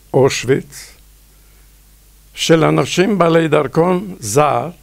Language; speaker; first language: Hebrew; non-native, fluent; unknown